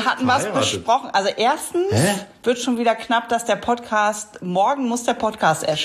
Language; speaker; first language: German; native; German